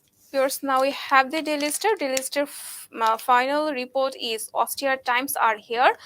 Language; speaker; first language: English; non-native, local second language; Bangla